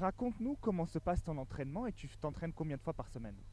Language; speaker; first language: French; non-native, fluent; Arabic